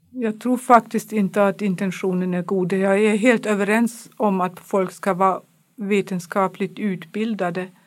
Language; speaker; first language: Swedish; non-native, fluent; German